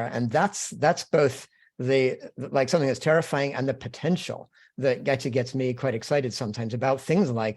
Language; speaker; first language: English; native; English